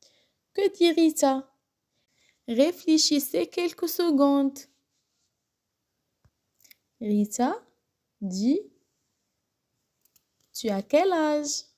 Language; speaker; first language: French; non-native, local second language; Arabic